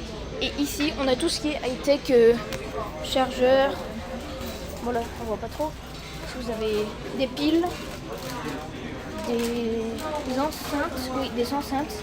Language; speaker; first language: French; native; French